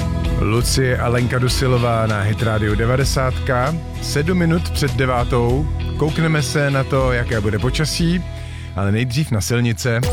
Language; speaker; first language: Czech; native; Czech